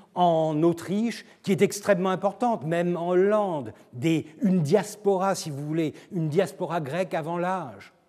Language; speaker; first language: French; non-native, fluent; Turkish